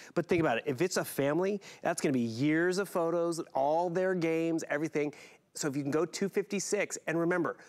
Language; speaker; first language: English; native; English